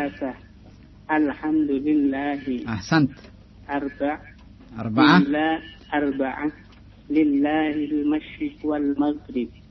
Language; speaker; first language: Arabic; non-native, learner; Indonesian